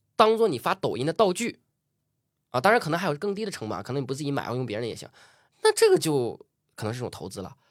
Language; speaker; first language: Chinese; native; Chinese